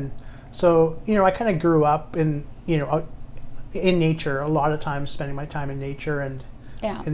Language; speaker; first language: English; native; English